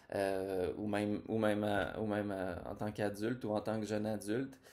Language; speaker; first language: French; native; French